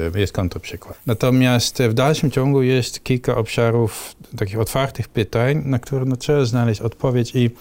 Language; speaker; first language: Polish; non-native, fluent; Dutch